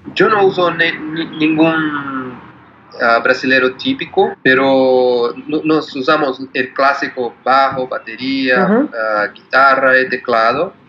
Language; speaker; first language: Spanish; non-native, learner; Portuguese